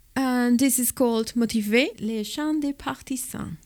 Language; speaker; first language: English; non-native, fluent; Spanish